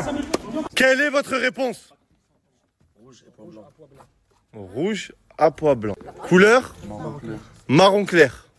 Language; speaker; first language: French; native; French